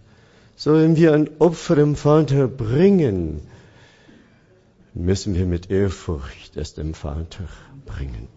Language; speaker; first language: German; non-native, fluent; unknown